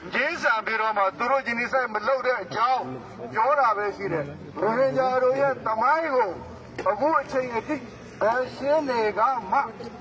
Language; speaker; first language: Burmese; non-native, local second language; Rohingya